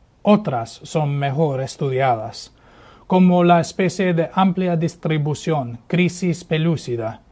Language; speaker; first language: Spanish; non-native, fluent; English